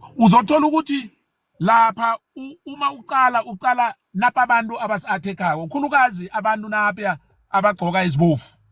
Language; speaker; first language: Zulu; non-native, local second language; South Ndebele